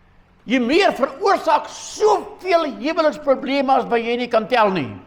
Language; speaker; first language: Afrikaans; native; Afrikaans